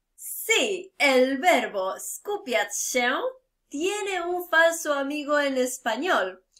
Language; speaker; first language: Spanish; native; Spanish